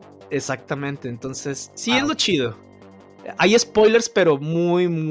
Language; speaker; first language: Spanish; native; Spanish